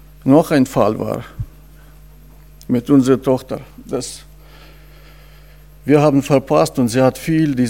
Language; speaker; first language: German; non-native, fluent; Russian